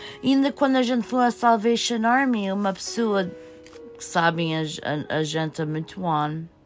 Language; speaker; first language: Portuguese; early bilingual, heritage; Portuguese